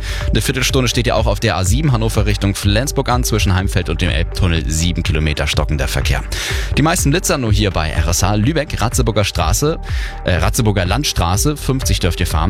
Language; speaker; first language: German; native; German